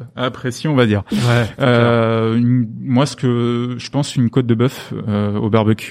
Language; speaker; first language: French; native; French